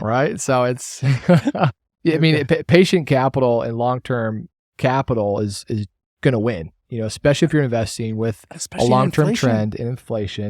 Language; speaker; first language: English; native; English